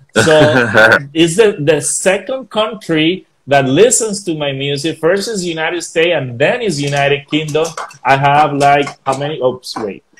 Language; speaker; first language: English; non-native, fluent; Spanish